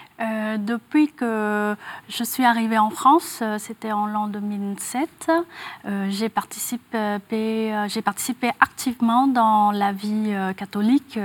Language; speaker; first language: French; non-native, fluent; Vietnamese